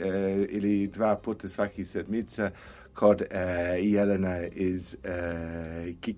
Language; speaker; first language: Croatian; non-native, learner; English